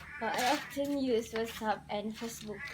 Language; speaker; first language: English; non-native, learner; Malay